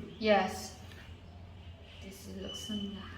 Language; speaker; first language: English; non-native, learner; Khmer